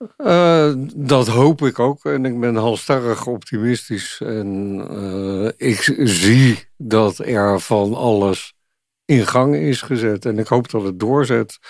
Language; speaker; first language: Dutch; native; Dutch